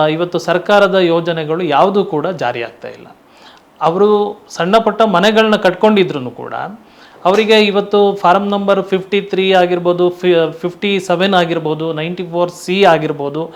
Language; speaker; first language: Kannada; non-native, local second language; Tulu